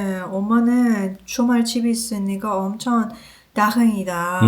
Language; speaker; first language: Korean; non-native, learner; Persian